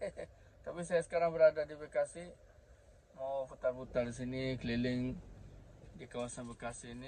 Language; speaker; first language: Indonesian; non-native, learner; Arabic